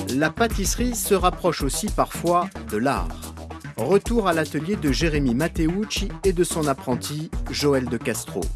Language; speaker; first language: French; native; French